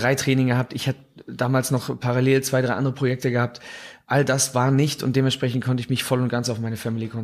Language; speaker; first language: German; native; German